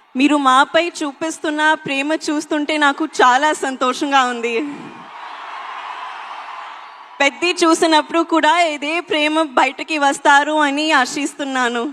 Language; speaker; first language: Telugu; non-native, learner; Hindi